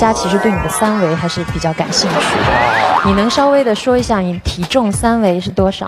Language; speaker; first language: Chinese; native; Chinese